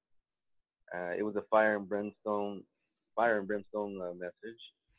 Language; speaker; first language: English; native; English